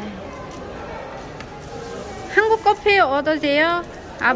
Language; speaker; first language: Korean; non-native, learner; Vietnamese